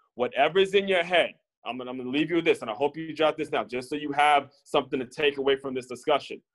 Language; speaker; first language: English; native; English